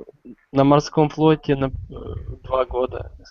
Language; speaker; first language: Russian; non-native, learner; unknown